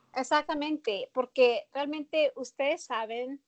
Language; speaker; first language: Spanish; early bilingual, heritage; Spanish